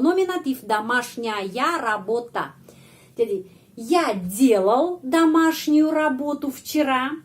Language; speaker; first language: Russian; non-native, fluent; Indonesian